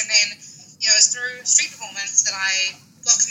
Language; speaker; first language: English; native; English